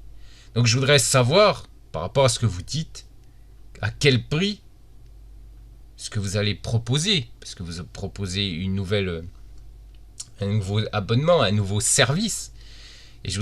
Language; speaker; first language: French; native; French